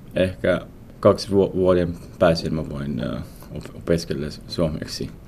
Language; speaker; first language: Finnish; non-native, learner; Arabic